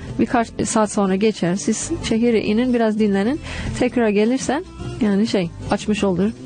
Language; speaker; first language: Turkish; non-native, fluent; English